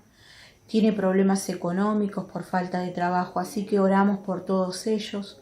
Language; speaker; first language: Spanish; native; Spanish